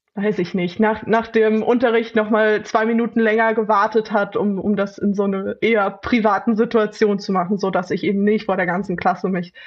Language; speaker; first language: German; native; German